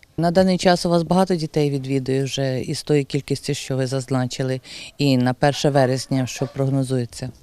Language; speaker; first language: Ukrainian; native; Ukrainian